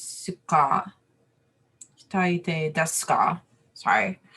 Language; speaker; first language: Japanese; non-native, learner; English